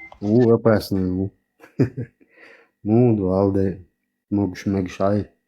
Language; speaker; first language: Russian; non-native, local second language; Chechen